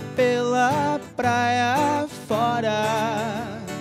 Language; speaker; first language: Portuguese; native; Portuguese